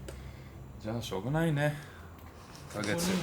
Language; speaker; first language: Japanese; non-native, learner; English